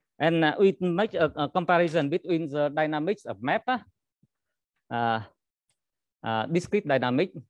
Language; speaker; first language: English; non-native, learner; Vietnamese